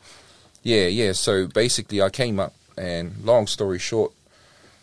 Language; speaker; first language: English; native; English